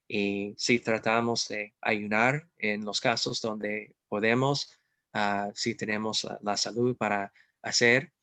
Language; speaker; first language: Spanish; non-native, fluent; English